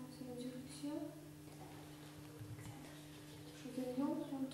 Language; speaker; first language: French; non-native, learner; Russian